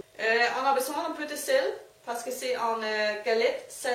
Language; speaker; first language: French; non-native, learner; Danish